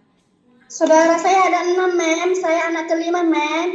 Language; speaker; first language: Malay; non-native, fluent; Indonesian